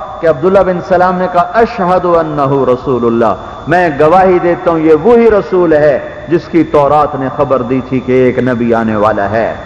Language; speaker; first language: Urdu; native; Urdu